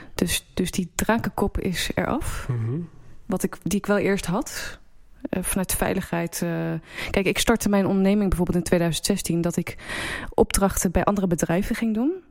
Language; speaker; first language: Dutch; native; Dutch